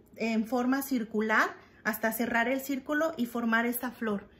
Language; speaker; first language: Spanish; native; Spanish